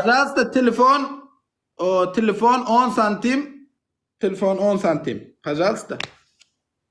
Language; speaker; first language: Russian; non-native, learner; Turkmen